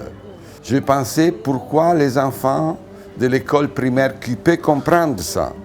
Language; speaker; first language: French; non-native, fluent; Italian